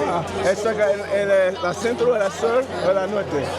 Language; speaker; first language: Spanish; non-native, learner; English